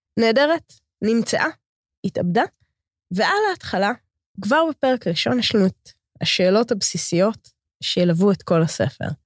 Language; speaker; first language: Hebrew; native; Hebrew